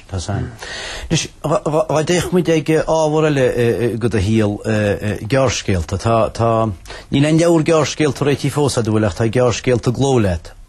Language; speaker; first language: Irish; native; Irish